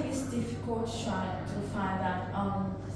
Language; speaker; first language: English; non-native, learner; Vietnamese